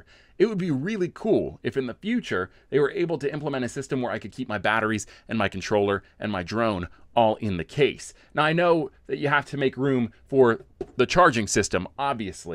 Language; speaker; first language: English; native; English